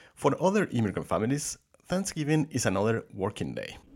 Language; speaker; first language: English; non-native, fluent; Spanish